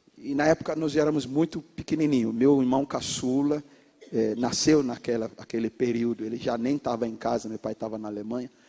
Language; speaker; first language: Portuguese; non-native, fluent; English